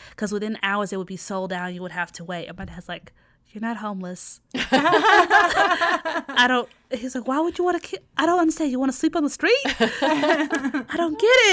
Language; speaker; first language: English; non-native, fluent; Arabic